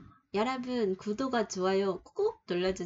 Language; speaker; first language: Korean; non-native, fluent; Vietnamese